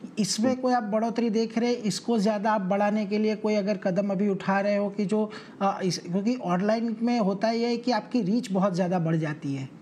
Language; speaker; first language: Hindi; non-native, local second language; Gujarati